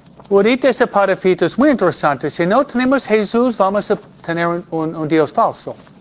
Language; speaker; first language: Spanish; native; Spanish